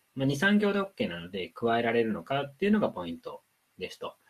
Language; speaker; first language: Japanese; native; Japanese